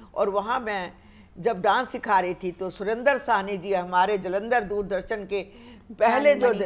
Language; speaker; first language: Hindi; native; Hindi